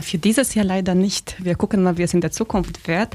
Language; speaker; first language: German; early bilingual, other home language; Polish